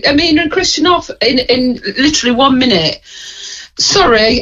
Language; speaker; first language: English; native; English